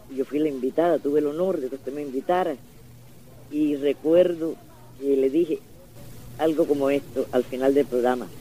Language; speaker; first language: Spanish; native; Spanish